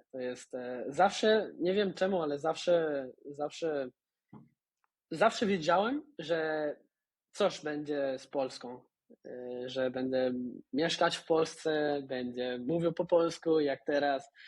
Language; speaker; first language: Polish; non-native, fluent; Spanish